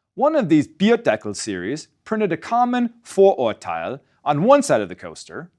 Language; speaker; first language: English; native; English